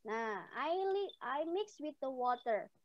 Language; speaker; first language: English; non-native, learner; Indonesian